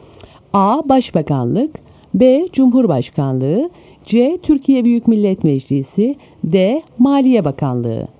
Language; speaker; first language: Turkish; native; Turkish